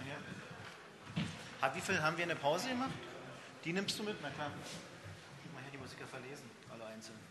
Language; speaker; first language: German; native; German